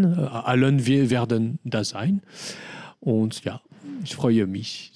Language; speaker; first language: German; non-native, learner; French